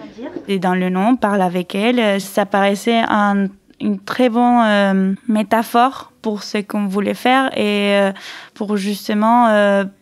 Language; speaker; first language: French; non-native, fluent; Spanish